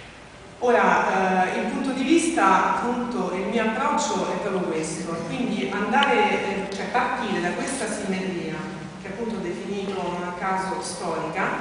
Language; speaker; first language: Italian; native; Italian